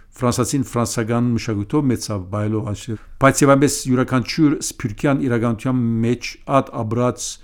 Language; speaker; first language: Armenian; early bilingual, heritage; Armenian